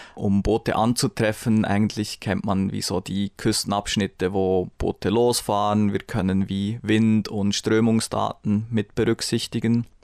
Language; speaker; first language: German; native; German